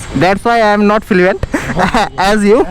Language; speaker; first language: English; non-native, local second language; Hindi